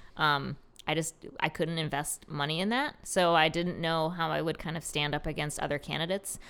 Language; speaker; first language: English; native; English